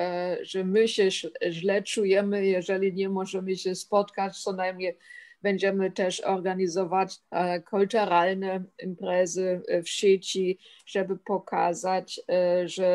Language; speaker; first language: Polish; non-native, fluent; German